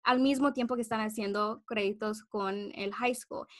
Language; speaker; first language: Spanish; early bilingual, heritage; Spanish